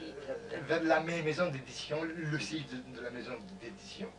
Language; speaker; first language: French; non-native, fluent; Romanian